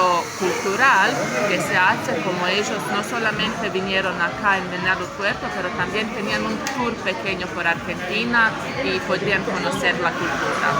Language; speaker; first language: Spanish; non-native, fluent; Croatian